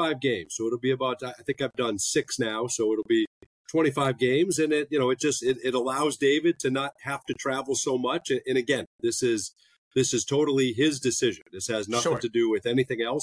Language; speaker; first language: English; native; English